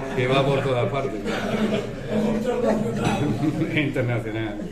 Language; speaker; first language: Spanish; native; Spanish